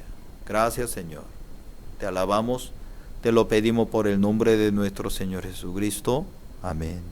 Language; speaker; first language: Spanish; non-native, learner; Korean